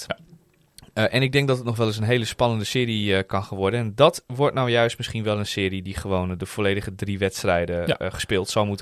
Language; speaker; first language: Dutch; native; Dutch